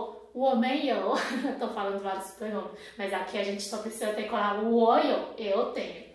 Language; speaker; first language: Portuguese; non-native, fluent; Chinese